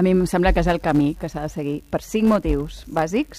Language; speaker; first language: Catalan; native; Catalan